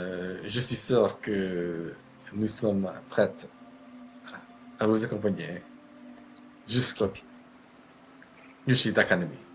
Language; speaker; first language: French; non-native, fluent; English